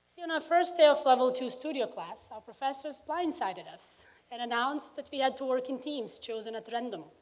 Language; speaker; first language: English; early bilingual, other home language; Bosnian